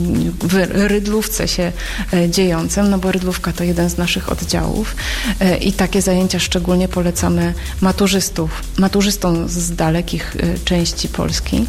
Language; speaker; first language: Polish; native; Polish